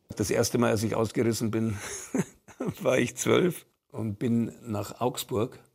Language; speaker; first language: German; native; German